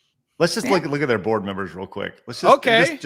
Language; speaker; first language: English; native; English